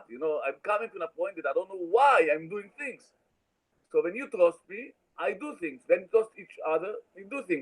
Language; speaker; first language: English; non-native, learner; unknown